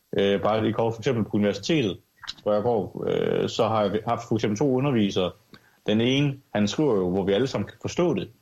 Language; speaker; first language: Danish; early bilingual, other home language; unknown